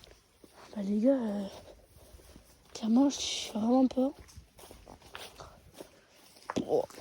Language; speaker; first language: French; native; French